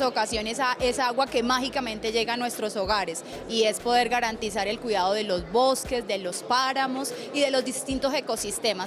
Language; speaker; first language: Spanish; native; Spanish